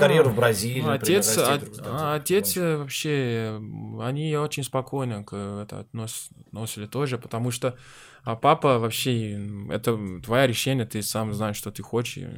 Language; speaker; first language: Russian; non-native, learner; Portuguese